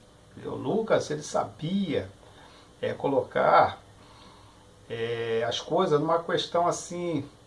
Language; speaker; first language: Portuguese; native; Portuguese